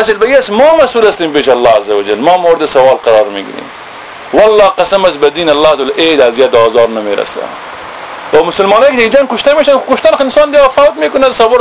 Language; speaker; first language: Persian; native; Persian